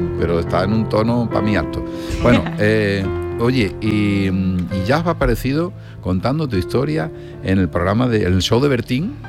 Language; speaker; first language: Spanish; native; Spanish